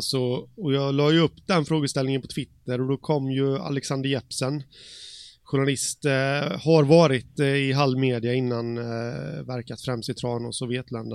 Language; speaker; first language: Swedish; native; Swedish